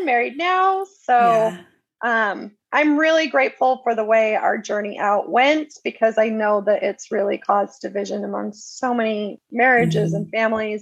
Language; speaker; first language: English; native; English